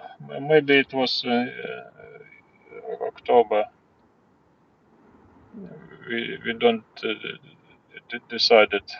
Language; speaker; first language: English; non-native, learner; Russian